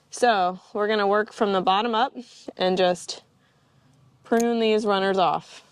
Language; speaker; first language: English; native; English